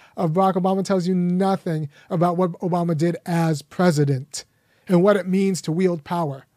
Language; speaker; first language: English; early bilingual, other home language; Akan